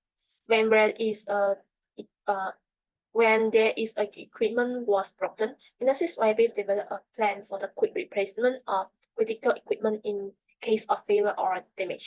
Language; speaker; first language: English; non-native, local second language; Malay